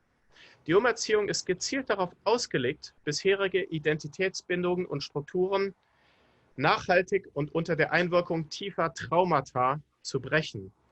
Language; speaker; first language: German; native; German